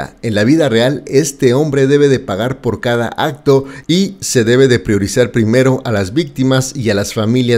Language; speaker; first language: Spanish; native; Spanish